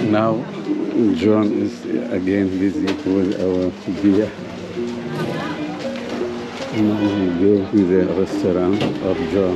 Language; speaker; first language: English; non-native, learner; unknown